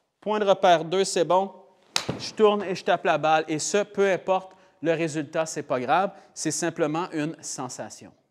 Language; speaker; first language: French; native; French